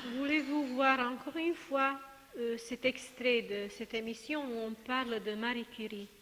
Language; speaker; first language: French; non-native, fluent; Macedonian